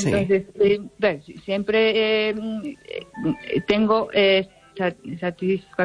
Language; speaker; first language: Spanish; non-native, learner; Japanese